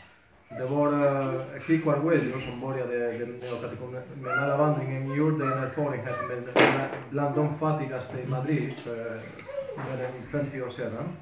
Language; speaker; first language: Swedish; non-native, fluent; Spanish